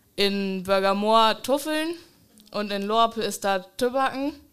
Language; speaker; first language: German; native; German